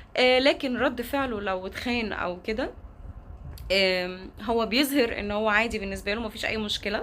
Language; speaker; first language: Arabic; native; Arabic